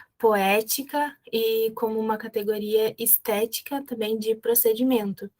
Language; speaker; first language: Portuguese; native; Portuguese